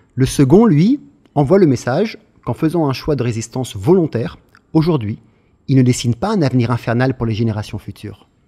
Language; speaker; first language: French; native; French